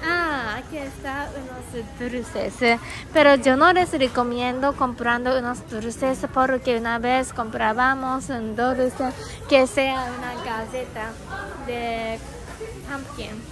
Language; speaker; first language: Spanish; non-native, learner; Japanese